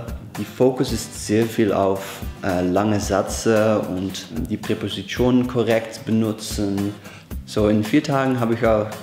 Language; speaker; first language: German; non-native, learner; Dutch